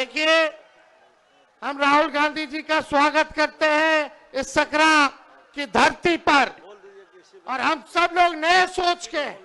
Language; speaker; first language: Hindi; native; Hindi